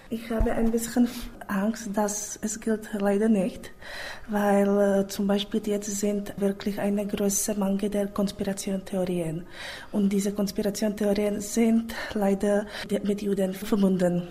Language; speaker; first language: German; non-native, fluent; Czech